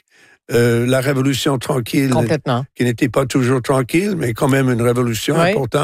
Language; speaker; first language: French; non-native, local second language; English